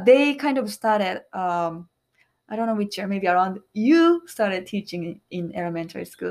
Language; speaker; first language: English; non-native, fluent; Japanese